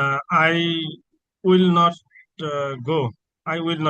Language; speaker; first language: English; non-native, learner; Bangla